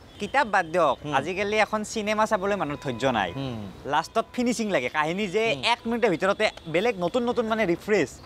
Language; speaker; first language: Assamese; native; Assamese